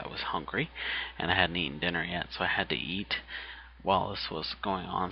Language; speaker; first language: English; native; English